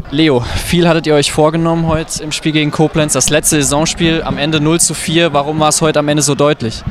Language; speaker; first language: German; native; German